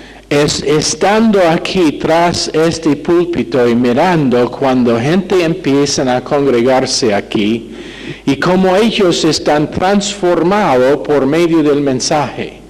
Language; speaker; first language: Spanish; non-native, fluent; English